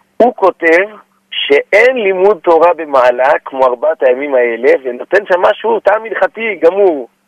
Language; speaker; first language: Hebrew; native; Hebrew